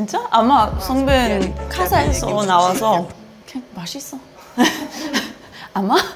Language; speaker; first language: Korean; non-native, learner; German